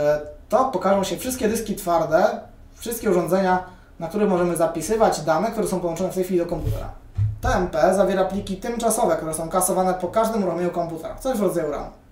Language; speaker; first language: Polish; native; Polish